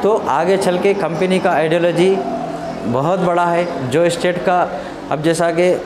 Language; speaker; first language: Hindi; non-native, local second language; Telugu